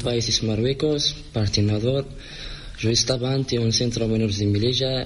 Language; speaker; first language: Spanish; non-native, learner; Arabic